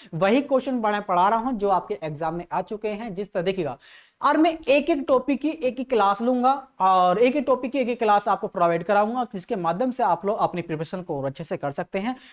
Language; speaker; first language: Hindi; native; Hindi